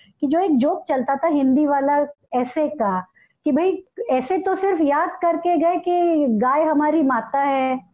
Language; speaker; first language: Hindi; non-native, local second language; Marathi